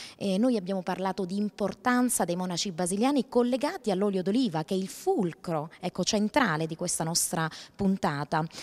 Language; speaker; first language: Italian; native; Italian